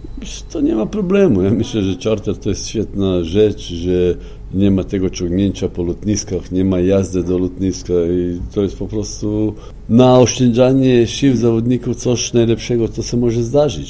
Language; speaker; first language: Polish; non-native, fluent; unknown